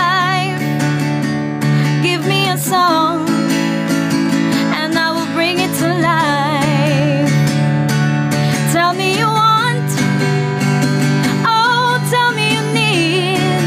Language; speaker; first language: English; non-native, local second language; Cebuano